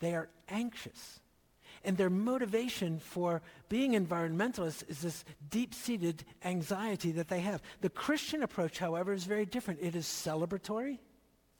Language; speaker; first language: English; native; English